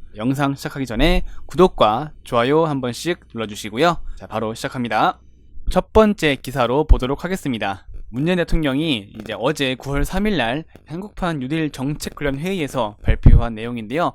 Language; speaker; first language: Korean; native; Korean